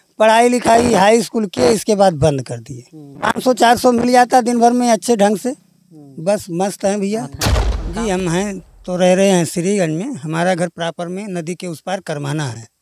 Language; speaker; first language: Hindi; native; Hindi